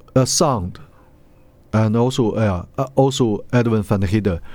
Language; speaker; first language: English; non-native, learner; Chinese